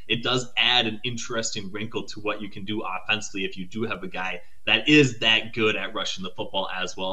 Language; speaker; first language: English; native; English